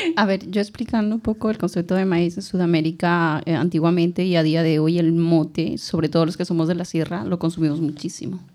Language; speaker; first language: Spanish; native; Spanish